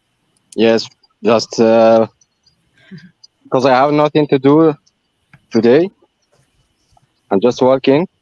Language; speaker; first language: English; non-native, learner; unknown